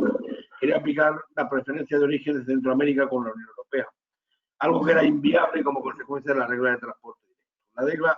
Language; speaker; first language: Spanish; native; Spanish